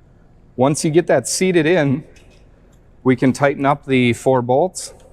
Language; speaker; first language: English; native; English